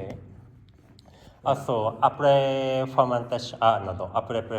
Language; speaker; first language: French; non-native, learner; Japanese